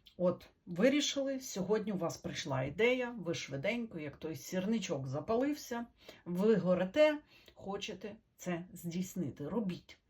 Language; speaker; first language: Ukrainian; non-native, local second language; Russian